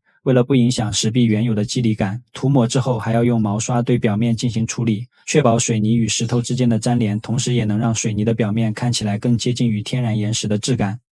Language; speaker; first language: Chinese; native; Chinese